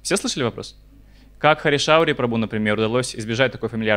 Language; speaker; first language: Russian; native; Russian